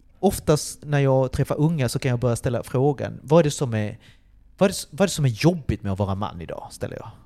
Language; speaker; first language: Swedish; early bilingual, other home language; Spanish